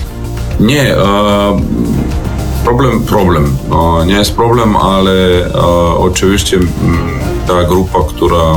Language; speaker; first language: Polish; non-native, fluent; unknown